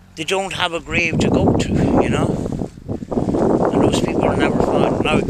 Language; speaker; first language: English; native; English